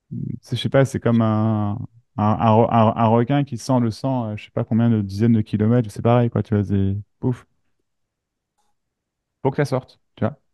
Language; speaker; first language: French; native; French